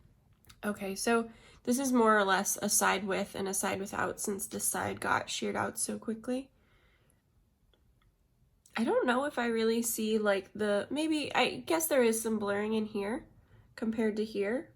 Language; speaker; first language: English; native; English